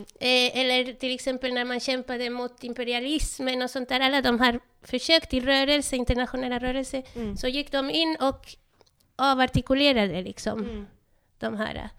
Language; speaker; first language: Swedish; non-native, fluent; Spanish